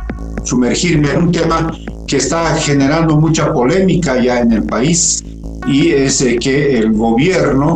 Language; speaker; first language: Spanish; native; Spanish